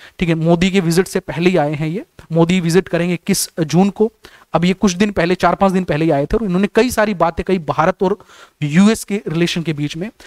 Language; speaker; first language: Hindi; native; Hindi